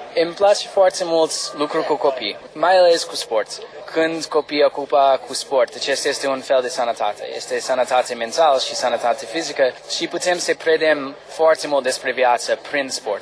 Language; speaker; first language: Romanian; non-native, learner; English